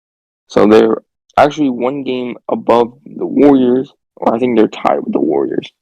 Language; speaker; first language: English; native; English